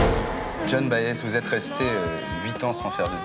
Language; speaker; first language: French; native; French